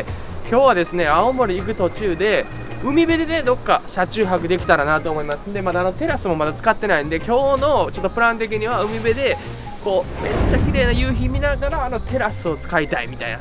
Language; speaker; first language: Japanese; native; Japanese